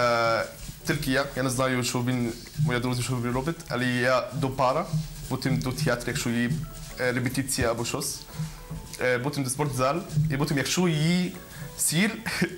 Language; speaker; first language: Ukrainian; non-native, learner; Arabic